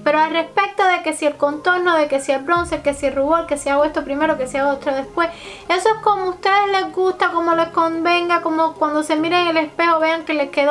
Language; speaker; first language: Spanish; native; Spanish